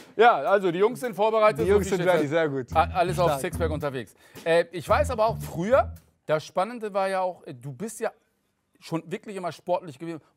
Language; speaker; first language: German; early bilingual, other home language; Turkish